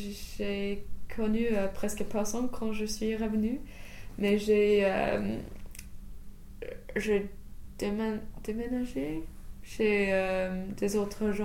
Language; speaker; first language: French; non-native, fluent; English